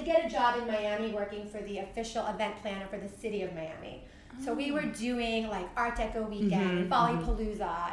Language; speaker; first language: English; native; English